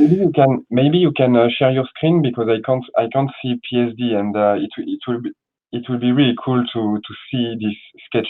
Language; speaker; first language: English; non-native, learner; French